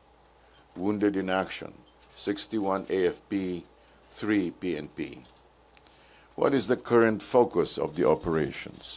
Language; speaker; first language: English; non-native, local second language; Filipino